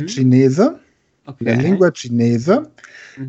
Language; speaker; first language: Italian; non-native, learner; German